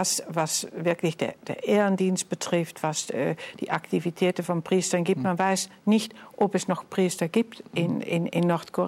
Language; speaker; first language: German; non-native, fluent; Dutch